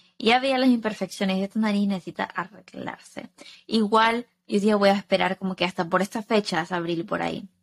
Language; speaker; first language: Spanish; early bilingual, heritage; Spanish